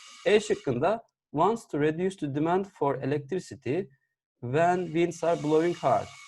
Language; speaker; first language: English; non-native, fluent; Turkish